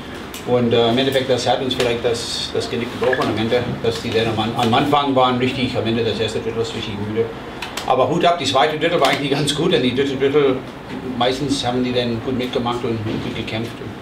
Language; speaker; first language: German; non-native, fluent; English